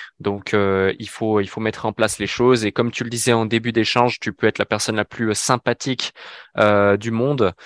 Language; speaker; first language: French; native; French